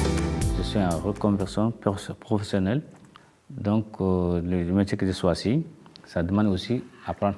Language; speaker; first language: French; non-native, learner; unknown